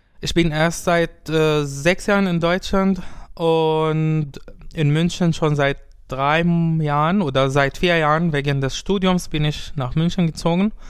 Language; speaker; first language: German; non-native, fluent; Arabic